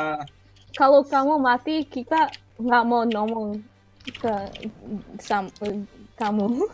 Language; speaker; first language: Indonesian; early bilingual, heritage; Indonesian